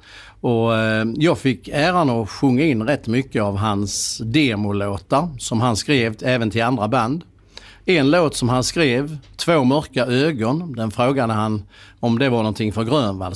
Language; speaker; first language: Swedish; native; Swedish